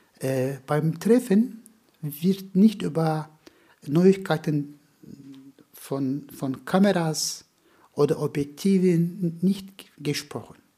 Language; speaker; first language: German; non-native, fluent; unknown